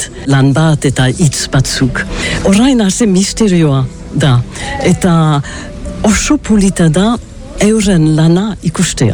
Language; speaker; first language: Basque; non-native, learner; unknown